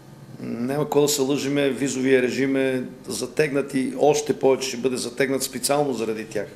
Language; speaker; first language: Bulgarian; native; Bulgarian